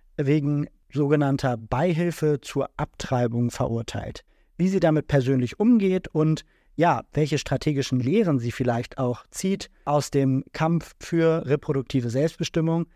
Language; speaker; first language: German; native; German